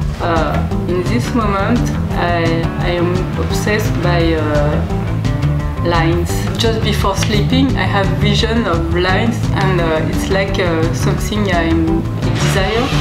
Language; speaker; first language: English; non-native, learner; French